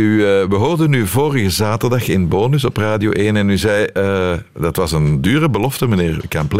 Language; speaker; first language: Dutch; native; Dutch